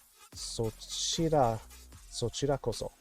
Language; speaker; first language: Japanese; non-native, learner; English